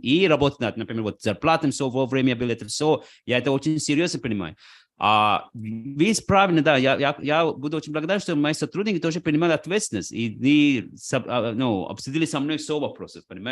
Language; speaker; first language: Russian; non-native, fluent; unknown